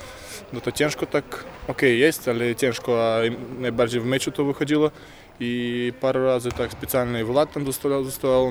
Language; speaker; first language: Polish; non-native, fluent; Russian